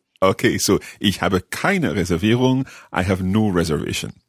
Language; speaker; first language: German; non-native, learner; English